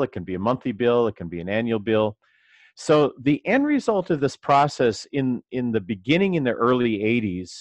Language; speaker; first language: English; native; English